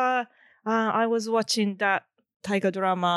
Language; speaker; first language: English; non-native, fluent; Japanese